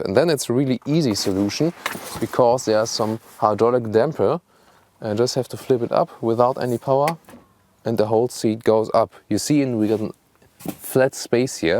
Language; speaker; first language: English; non-native, fluent; German